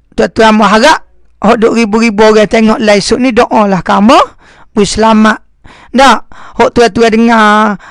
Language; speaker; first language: Malay; native; Malay